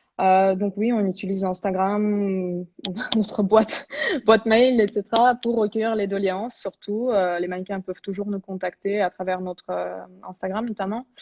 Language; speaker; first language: French; non-native, fluent; Russian